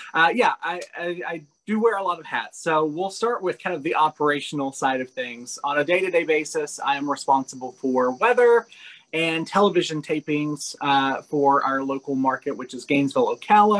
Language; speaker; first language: English; native; English